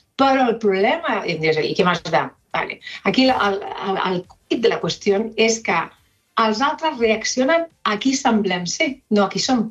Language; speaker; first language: Catalan; non-native, local second language; Spanish